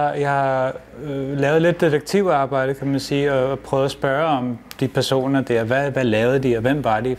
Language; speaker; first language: Danish; non-native, fluent; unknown